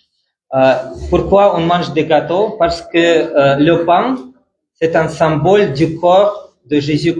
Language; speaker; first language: French; non-native, fluent; Russian